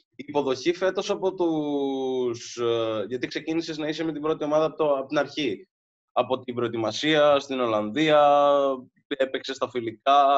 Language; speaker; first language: Greek; native; Greek